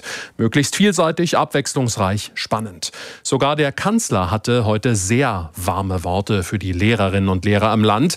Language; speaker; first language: German; native; German